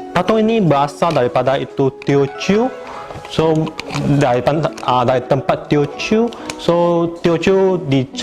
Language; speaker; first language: Malay; non-native, local second language; Min Nan Chinese